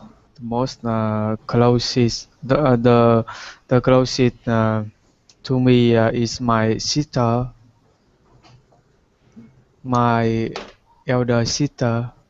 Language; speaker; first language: English; non-native, learner; Vietnamese